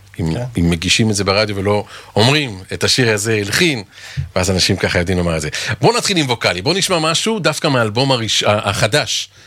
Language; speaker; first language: Hebrew; native; Hebrew